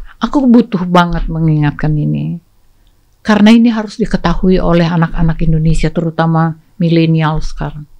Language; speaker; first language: Indonesian; native; Indonesian